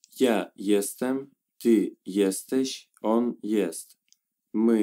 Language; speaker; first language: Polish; non-native, learner; Ukrainian